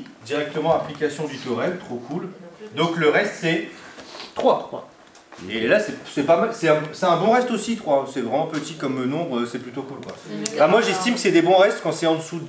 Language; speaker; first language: French; native; French